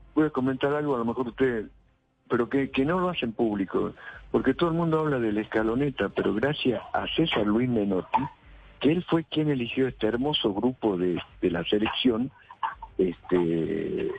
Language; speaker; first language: Spanish; native; Spanish